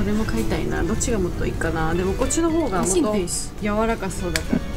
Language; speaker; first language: Japanese; non-native, learner; Georgian